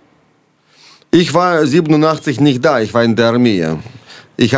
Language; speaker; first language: German; non-native, fluent; Russian